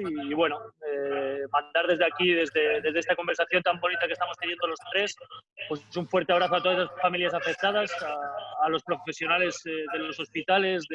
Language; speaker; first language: Spanish; native; Spanish